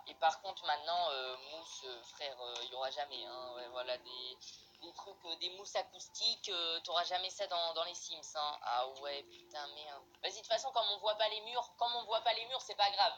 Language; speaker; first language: French; native; French